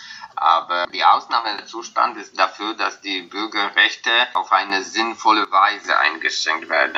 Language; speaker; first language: German; non-native, fluent; Polish